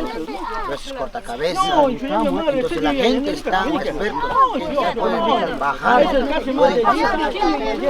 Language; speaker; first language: Spanish; non-native, local second language; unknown